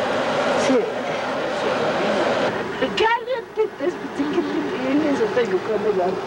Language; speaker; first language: Spanish; non-native, local second language; Quechua